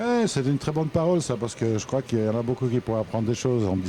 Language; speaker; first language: French; native; French